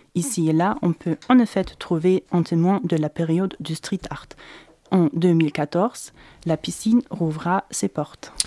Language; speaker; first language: French; non-native, fluent; German